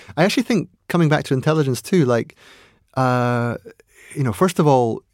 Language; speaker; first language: English; native; English